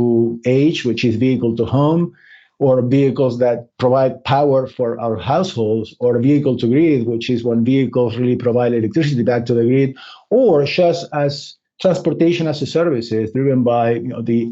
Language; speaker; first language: English; non-native, fluent; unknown